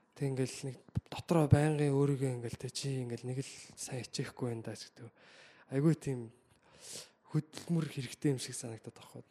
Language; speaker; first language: Mongolian; native; Mongolian